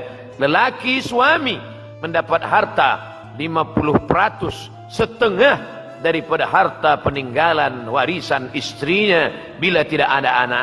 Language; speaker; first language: Malay; native; Malay